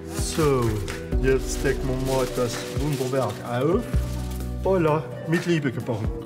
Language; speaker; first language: German; native; German